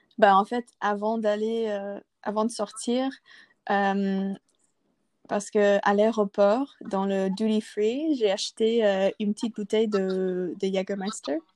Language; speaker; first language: French; non-native, local second language; English